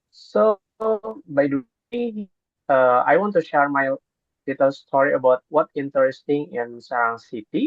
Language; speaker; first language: English; non-native, learner; Indonesian